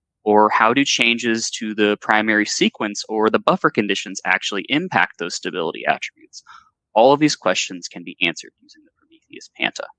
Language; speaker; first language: English; native; English